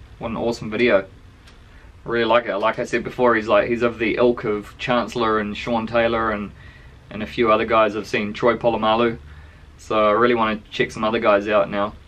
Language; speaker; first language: English; native; English